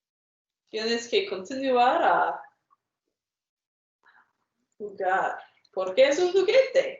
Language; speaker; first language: Spanish; non-native, fluent; English